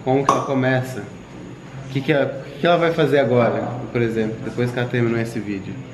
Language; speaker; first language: Portuguese; native; Portuguese